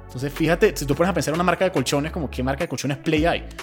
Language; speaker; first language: Spanish; native; Spanish